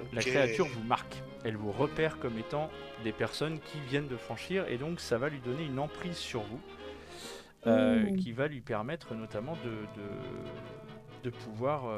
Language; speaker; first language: French; native; French